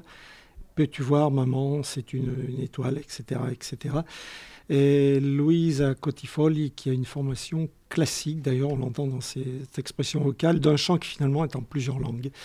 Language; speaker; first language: French; native; French